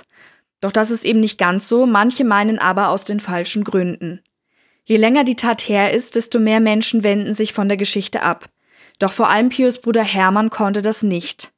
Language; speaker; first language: German; native; German